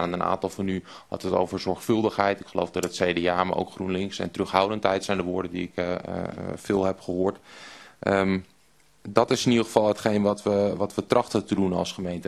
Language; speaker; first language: Dutch; native; Dutch